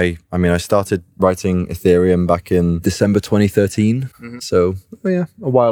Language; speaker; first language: English; native; English